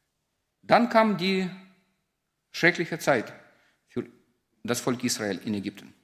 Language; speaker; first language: German; non-native, fluent; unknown